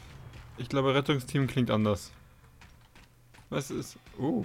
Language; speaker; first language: German; native; German